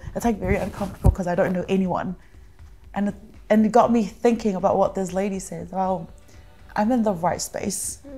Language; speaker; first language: English; early bilingual, other home language; Samoan